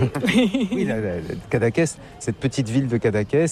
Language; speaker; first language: French; native; French